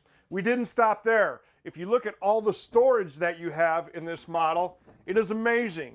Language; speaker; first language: English; native; English